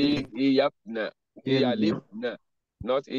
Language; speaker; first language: Arabic; non-native, learner; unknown